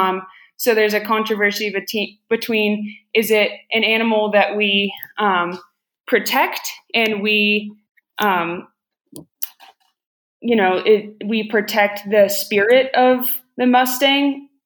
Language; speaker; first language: English; native; English